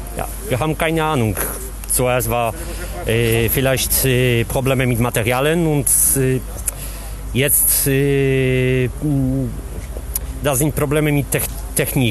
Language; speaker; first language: German; non-native, learner; Polish